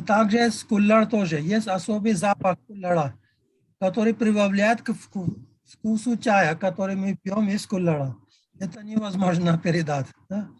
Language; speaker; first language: Russian; non-native, fluent; Telugu